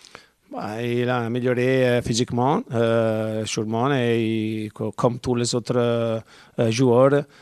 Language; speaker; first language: French; non-native, learner; Italian